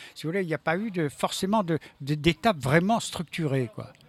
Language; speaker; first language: French; native; French